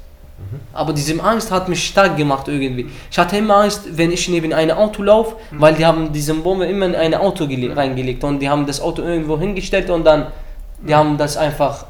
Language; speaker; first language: German; early bilingual, other home language; Arabic